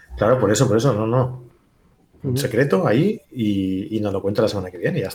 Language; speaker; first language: Spanish; native; Spanish